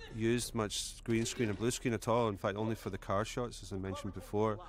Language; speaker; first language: English; native; English